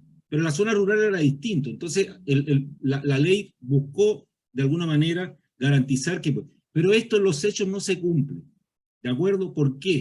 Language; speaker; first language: Spanish; native; Spanish